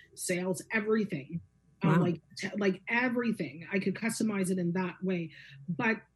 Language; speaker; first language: English; native; English